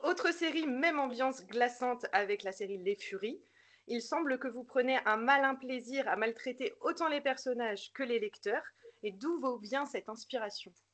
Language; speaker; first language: French; native; French